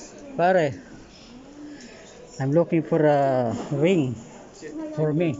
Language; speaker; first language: English; non-native, learner; Filipino